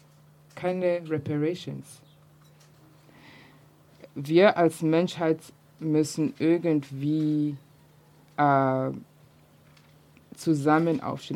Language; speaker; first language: German; early bilingual, other home language; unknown